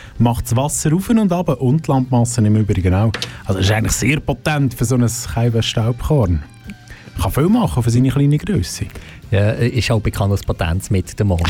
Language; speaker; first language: German; native; German